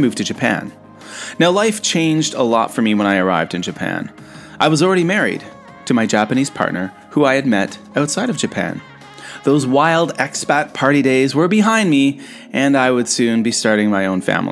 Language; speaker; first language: English; native; English